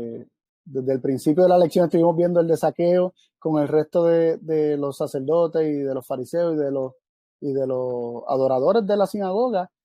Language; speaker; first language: Spanish; native; Spanish